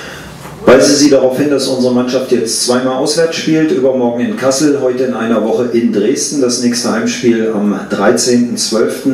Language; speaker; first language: German; native; German